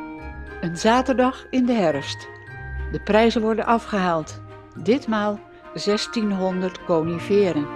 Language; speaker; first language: Dutch; native; Dutch